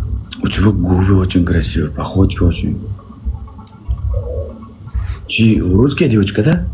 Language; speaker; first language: Russian; non-native, learner; Uzbek